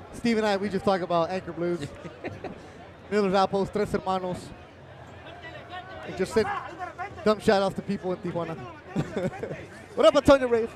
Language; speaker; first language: English; early bilingual, other home language; Spanish